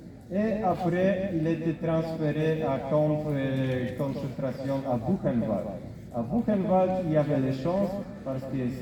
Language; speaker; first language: French; non-native, fluent; Polish